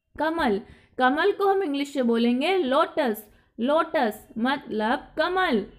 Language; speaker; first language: Hindi; native; Hindi